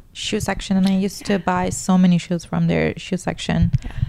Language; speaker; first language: English; non-native, fluent; Turkish